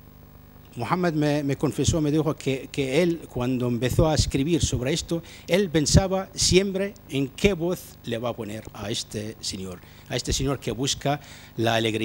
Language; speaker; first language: Spanish; non-native, fluent; Arabic